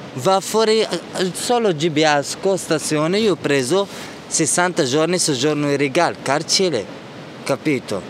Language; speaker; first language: Italian; non-native, learner; Tigrinya